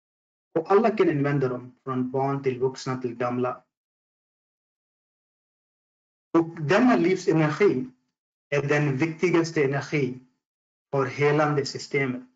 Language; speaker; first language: Swedish; non-native, fluent; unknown